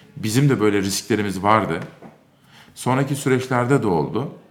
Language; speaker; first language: Turkish; native; Turkish